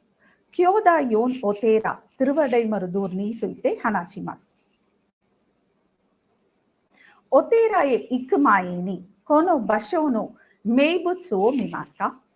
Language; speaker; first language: Japanese; non-native, fluent; Tamil